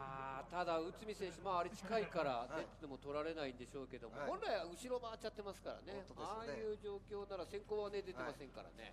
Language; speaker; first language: Japanese; native; Japanese